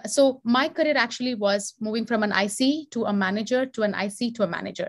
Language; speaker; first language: English; non-native, local second language; Telugu